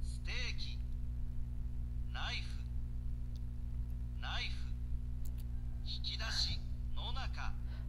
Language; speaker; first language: Japanese; non-native, learner; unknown